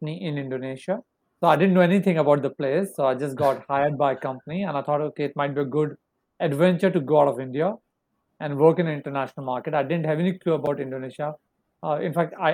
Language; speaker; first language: English; non-native, local second language; Hindi